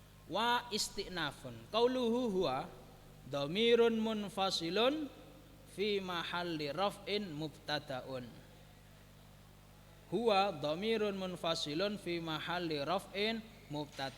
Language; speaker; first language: Arabic; non-native, fluent; Javanese